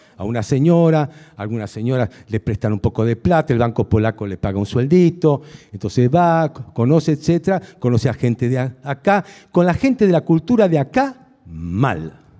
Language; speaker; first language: Spanish; early bilingual, other home language; Hungarian